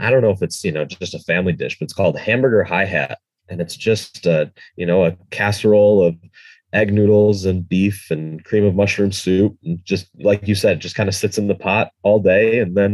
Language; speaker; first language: English; native; English